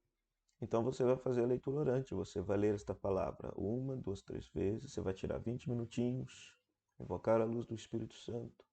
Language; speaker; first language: Portuguese; native; Portuguese